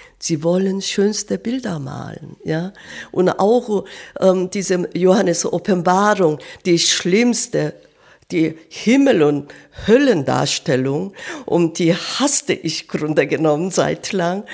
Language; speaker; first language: German; non-native, learner; Korean